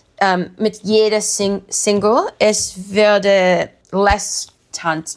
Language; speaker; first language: German; non-native, learner; English